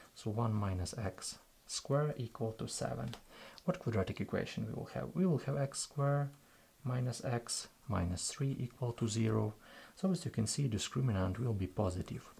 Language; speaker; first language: English; non-native, fluent; Russian